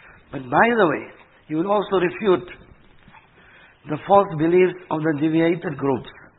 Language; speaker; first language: English; native; English